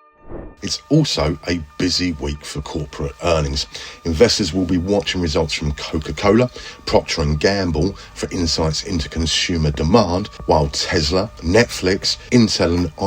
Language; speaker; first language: English; native; English